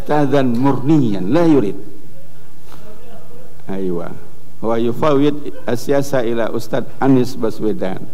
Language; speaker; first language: Arabic; non-native, fluent; Indonesian